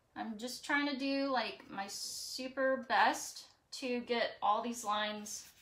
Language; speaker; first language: English; native; English